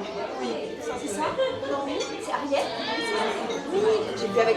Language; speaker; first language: French; non-native, learner; English